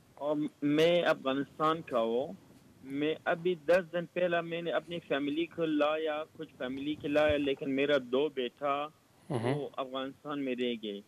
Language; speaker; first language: Hindi; non-native, learner; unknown